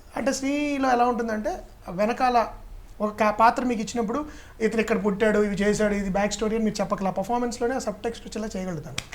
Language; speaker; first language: Telugu; native; Telugu